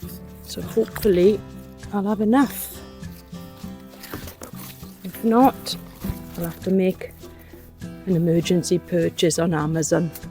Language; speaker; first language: English; native; English